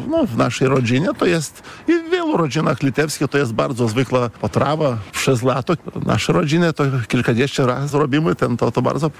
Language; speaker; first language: Polish; non-native, fluent; Lithuanian